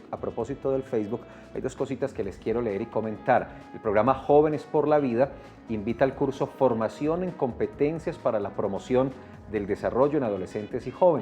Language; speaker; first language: Spanish; native; Spanish